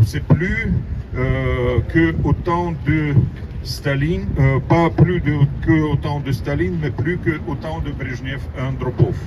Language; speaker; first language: French; non-native, learner; Russian